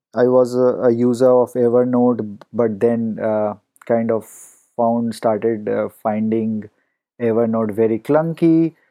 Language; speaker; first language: English; non-native, local second language; Hindi